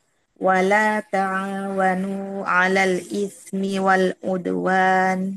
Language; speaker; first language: Arabic; non-native, learner; Indonesian